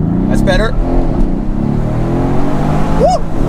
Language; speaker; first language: English; native; English